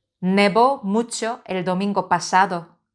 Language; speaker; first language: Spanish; non-native, fluent; Korean